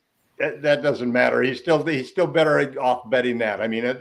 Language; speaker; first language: English; native; English